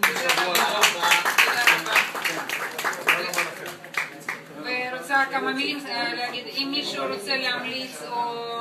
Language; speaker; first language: Hebrew; non-native, learner; Russian